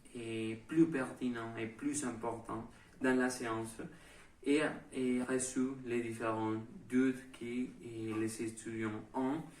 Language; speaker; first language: French; non-native, learner; Spanish